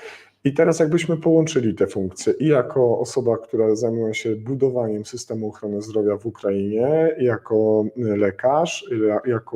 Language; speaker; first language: Polish; native; Polish